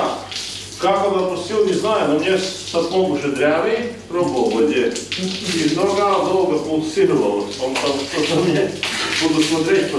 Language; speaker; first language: Russian; non-native, local second language; Latvian